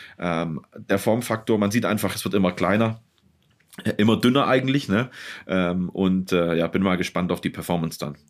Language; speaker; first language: German; native; German